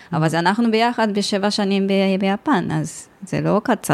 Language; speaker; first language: Hebrew; non-native, learner; Japanese